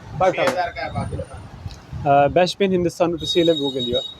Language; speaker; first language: Turkish; non-native, fluent; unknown